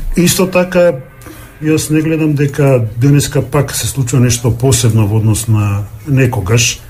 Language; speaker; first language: Macedonian; native; Macedonian